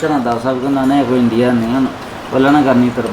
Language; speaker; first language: Filipino; non-native, learner; Punjabi